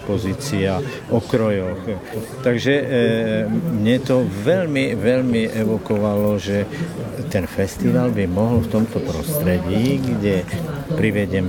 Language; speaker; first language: Slovak; native; Slovak